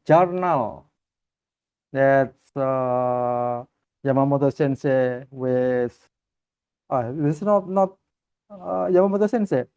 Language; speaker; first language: English; non-native, learner; Indonesian